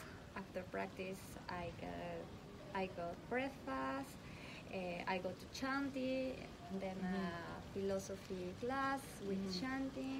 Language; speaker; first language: English; non-native, learner; Spanish